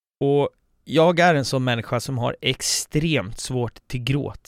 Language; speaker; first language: Swedish; native; Swedish